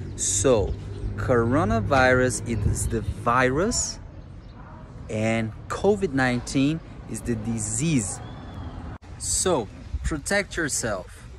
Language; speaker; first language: English; non-native, fluent; Portuguese